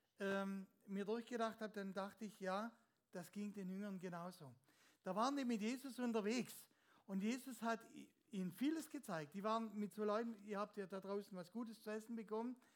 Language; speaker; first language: German; native; German